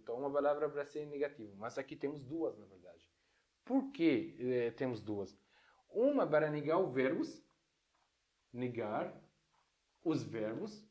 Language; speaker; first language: Portuguese; non-native, fluent; Arabic